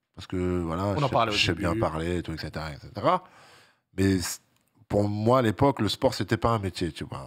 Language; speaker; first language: French; native; French